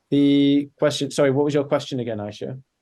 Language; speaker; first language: English; native; English